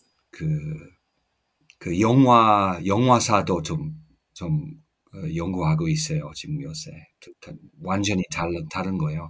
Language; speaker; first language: Korean; non-native, fluent; English